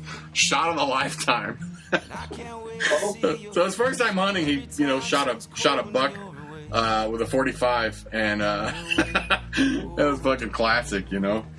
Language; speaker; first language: English; native; English